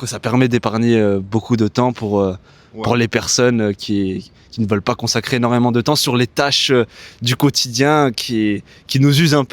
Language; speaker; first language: French; native; French